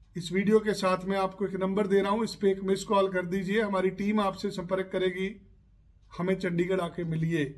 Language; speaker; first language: Hindi; non-native, local second language; Punjabi